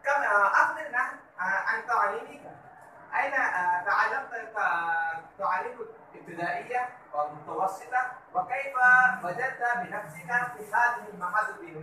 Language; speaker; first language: Arabic; non-native, fluent; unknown